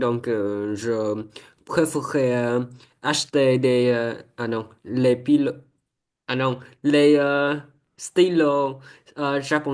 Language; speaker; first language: French; non-native, learner; Vietnamese